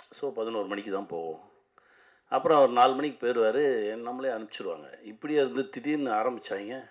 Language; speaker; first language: Tamil; native; Tamil